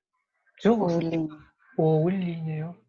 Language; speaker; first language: Korean; non-native, fluent; Kazakh